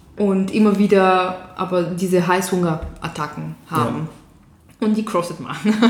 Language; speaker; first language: German; non-native, fluent; Bulgarian